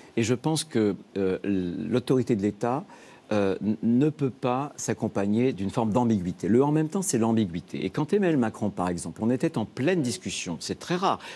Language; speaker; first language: French; native; French